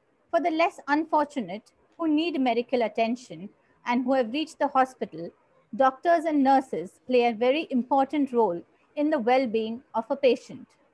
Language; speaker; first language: English; non-native, local second language; Marathi